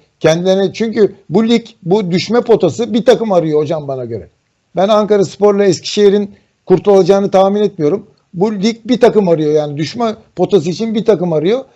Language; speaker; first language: Turkish; native; Turkish